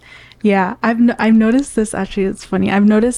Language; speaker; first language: English; early bilingual, other home language; Spanish